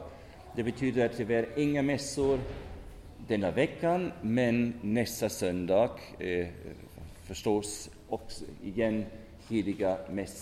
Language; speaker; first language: Swedish; non-native, fluent; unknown